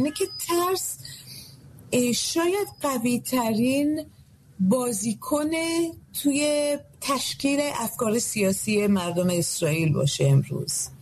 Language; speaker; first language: Persian; early bilingual, heritage; Persian